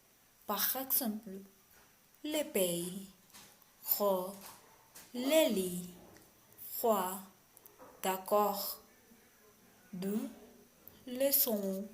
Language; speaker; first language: French; non-native, learner; Spanish